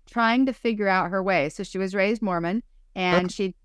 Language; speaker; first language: English; native; English